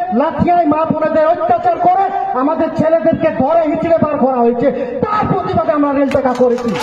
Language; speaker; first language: Bangla; non-native, local second language; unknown